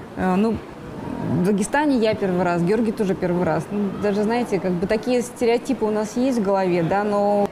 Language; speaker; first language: Russian; native; Russian